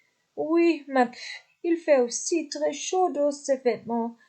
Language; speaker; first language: French; non-native, fluent; Dutch